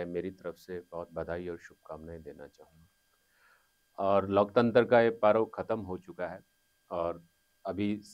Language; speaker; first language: Hindi; native; Hindi